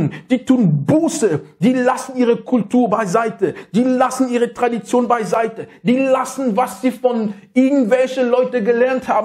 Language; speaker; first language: German; non-native, fluent; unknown